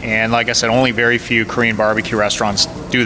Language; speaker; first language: English; native; English